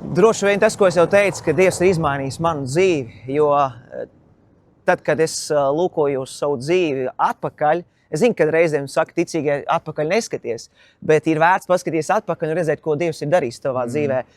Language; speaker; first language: Latvian; native; Latvian